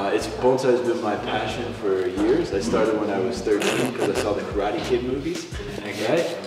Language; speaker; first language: English; native; English